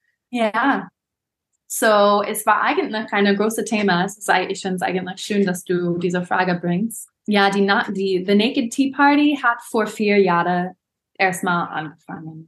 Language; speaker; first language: German; non-native, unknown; English